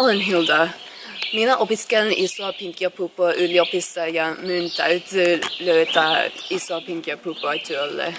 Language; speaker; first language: Finnish; non-native, learner; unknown